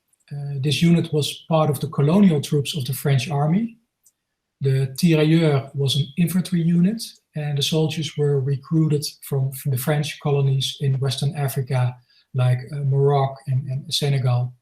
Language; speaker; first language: English; non-native, fluent; Dutch